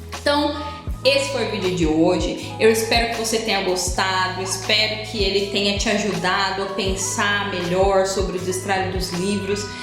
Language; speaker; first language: Portuguese; native; Portuguese